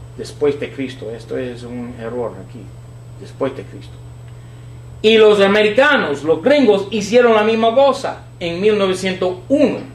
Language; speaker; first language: Spanish; non-native, fluent; English